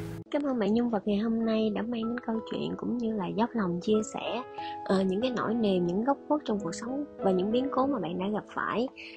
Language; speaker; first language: Vietnamese; native; Vietnamese